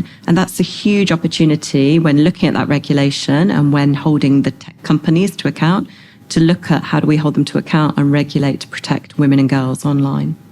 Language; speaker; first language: English; native; English